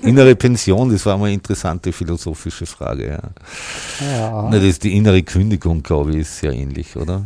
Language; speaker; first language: German; native; German